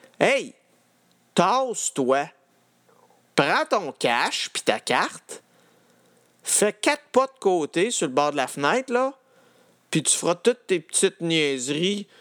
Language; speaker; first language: French; native; French